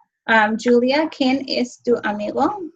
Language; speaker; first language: Spanish; non-native, fluent; English